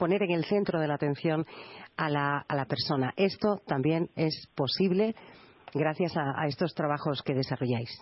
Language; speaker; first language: Spanish; native; Spanish